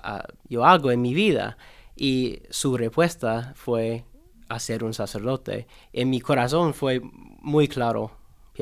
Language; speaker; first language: Spanish; non-native, learner; English